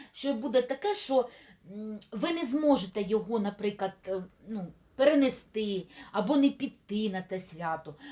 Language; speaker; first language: Ukrainian; non-native, local second language; Russian